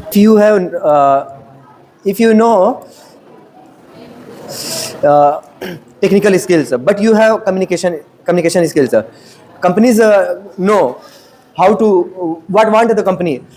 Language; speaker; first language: English; non-native, learner; Hindi